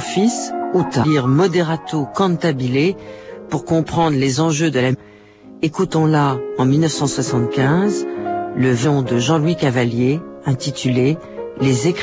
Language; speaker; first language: French; native; French